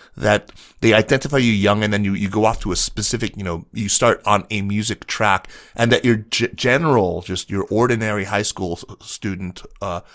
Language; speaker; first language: English; native; English